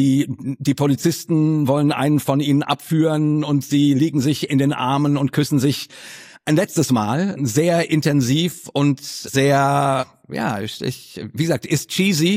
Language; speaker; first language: German; native; German